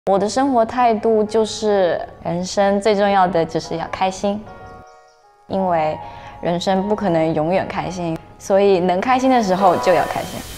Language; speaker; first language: Chinese; native; Chinese